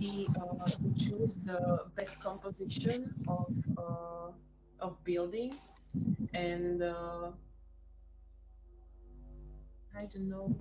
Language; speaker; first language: English; non-native, fluent; Slovak